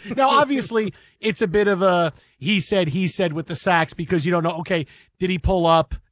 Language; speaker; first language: English; native; English